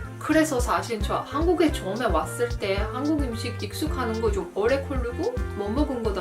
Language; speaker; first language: Korean; non-native, fluent; Azerbaijani